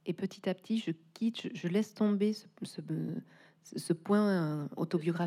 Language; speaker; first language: French; native; French